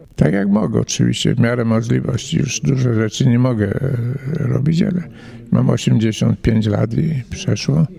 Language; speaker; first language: Polish; native; Polish